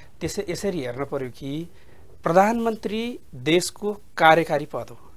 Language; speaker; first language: Nepali; native; Nepali